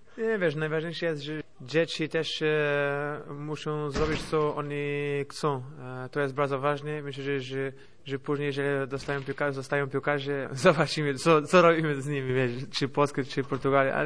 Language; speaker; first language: Polish; non-native, fluent; Portuguese